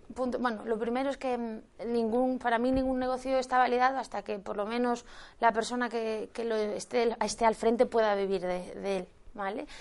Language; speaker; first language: Spanish; native; Spanish